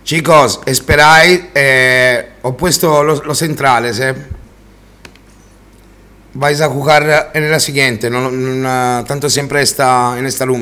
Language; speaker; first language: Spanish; non-native, fluent; Italian